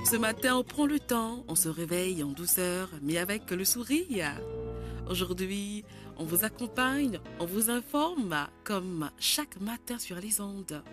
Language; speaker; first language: French; native; French